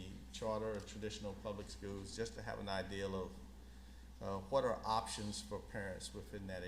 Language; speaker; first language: English; native; English